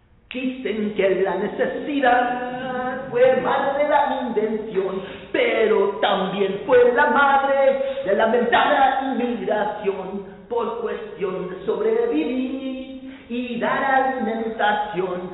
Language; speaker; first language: Spanish; early bilingual, heritage; Spanish